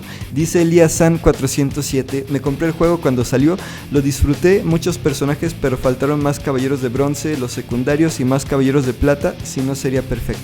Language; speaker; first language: Spanish; native; Spanish